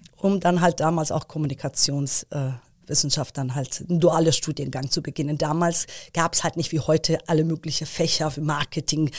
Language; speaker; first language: German; early bilingual, other home language; Persian